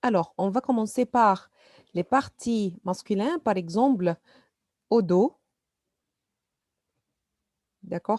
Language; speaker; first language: French; non-native, fluent; Arabic